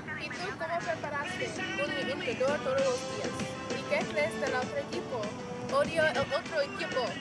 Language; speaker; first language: Spanish; non-native, learner; English